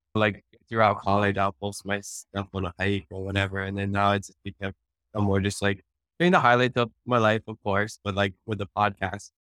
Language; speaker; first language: English; early bilingual, other home language; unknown